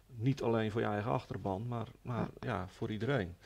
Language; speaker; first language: Dutch; native; Dutch